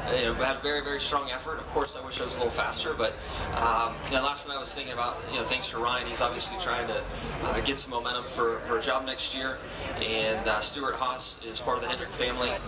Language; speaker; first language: English; native; English